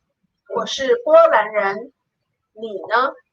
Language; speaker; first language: Chinese; non-native, learner; Polish